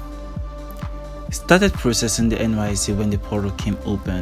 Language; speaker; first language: English; non-native, local second language; Igbo